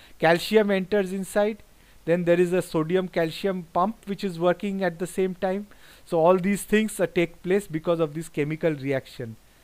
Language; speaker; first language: English; non-native, local second language; Bangla